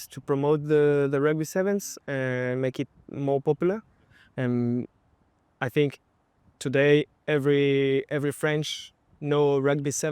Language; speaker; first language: English; non-native, fluent; French